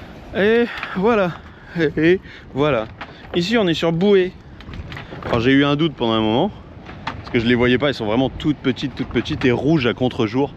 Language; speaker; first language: French; native; French